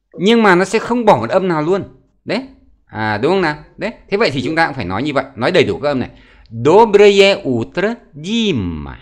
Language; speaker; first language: Vietnamese; native; Vietnamese